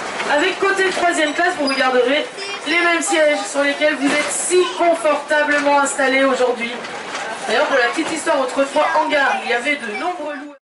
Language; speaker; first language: French; native; French